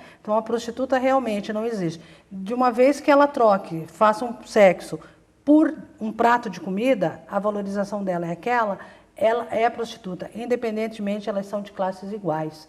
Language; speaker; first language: Portuguese; native; Portuguese